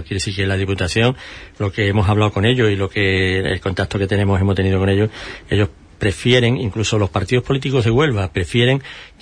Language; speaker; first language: Spanish; native; Spanish